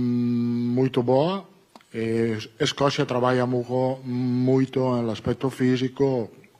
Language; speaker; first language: Portuguese; non-native, learner; Italian